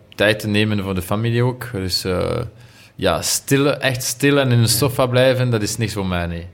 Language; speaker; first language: Dutch; non-native, local second language; French